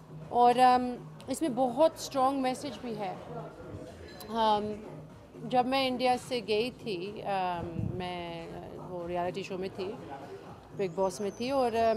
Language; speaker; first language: Hindi; early bilingual, heritage; English